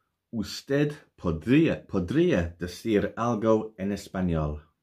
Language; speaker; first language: Spanish; non-native, learner; English